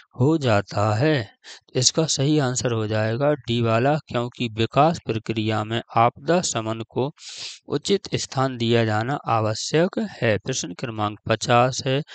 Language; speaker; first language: Hindi; native; Hindi